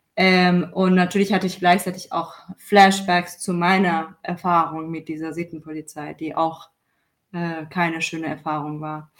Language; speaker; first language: German; non-native, fluent; Persian